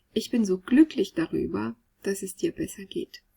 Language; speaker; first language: German; non-native, fluent; French